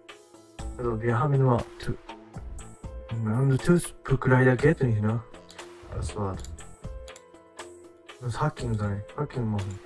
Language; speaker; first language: German; non-native, learner; Japanese